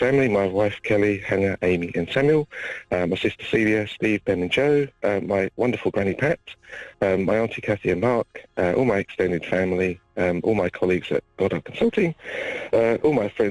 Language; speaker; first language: English; native; English